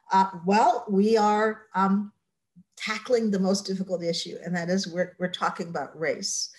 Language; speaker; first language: English; native; English